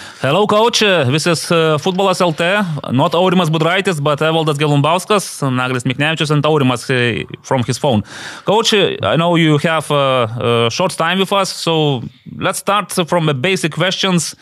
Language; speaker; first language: English; non-native, fluent; Lithuanian